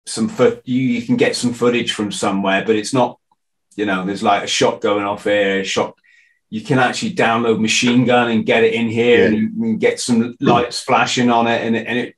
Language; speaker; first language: English; native; English